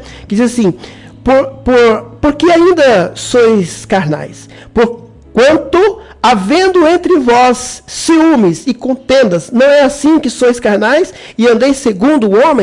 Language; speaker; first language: Portuguese; native; Portuguese